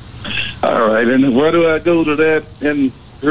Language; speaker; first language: English; native; English